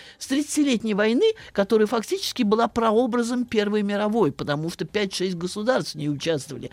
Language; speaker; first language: Russian; native; Russian